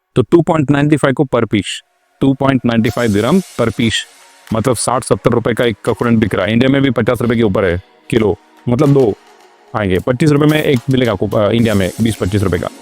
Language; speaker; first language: Hindi; non-native, local second language; Marathi